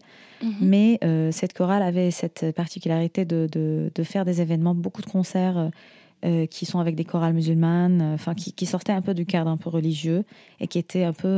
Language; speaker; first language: French; non-native, fluent; Arabic